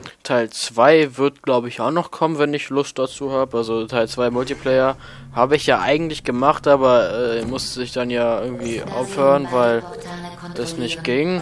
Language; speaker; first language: German; native; German